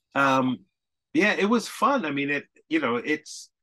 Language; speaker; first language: English; native; English